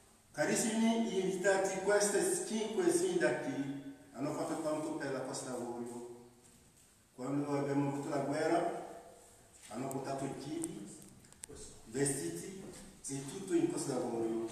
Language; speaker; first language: Italian; non-native, fluent; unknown